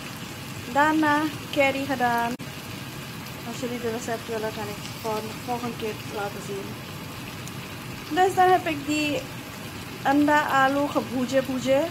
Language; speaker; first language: Dutch; non-native, local second language; Caribbean Hindustani